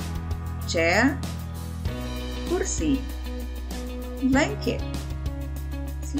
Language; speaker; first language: English; non-native, fluent; Indonesian